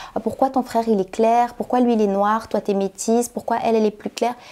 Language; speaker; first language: French; native; French